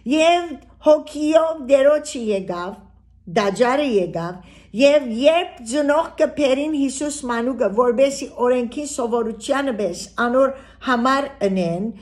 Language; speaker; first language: Armenian; early bilingual, heritage; Armenian